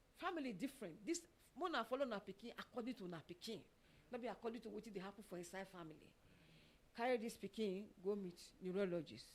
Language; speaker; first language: Nigerian Pidgin; non-native, local second language; Yoruba